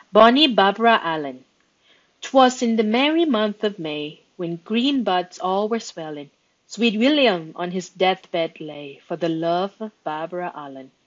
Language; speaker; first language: English; non-native, fluent; Thai